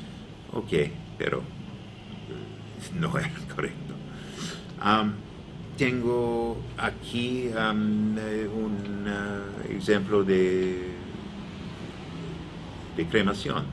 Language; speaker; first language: Spanish; non-native, learner; English